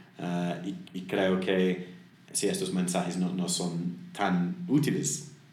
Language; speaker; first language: Spanish; non-native, fluent; English